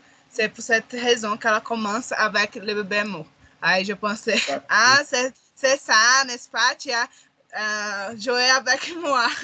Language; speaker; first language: French; non-native, learner; Portuguese